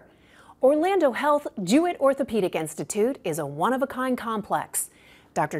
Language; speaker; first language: English; native; English